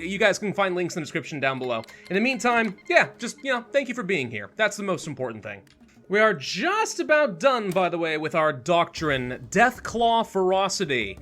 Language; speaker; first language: English; native; English